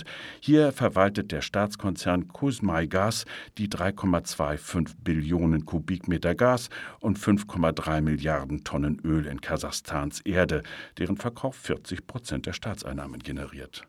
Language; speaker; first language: German; native; German